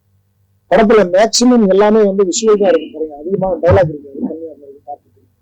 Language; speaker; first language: Tamil; native; Tamil